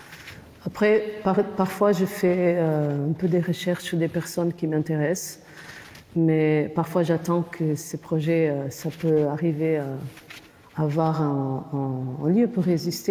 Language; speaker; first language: French; non-native, fluent; Portuguese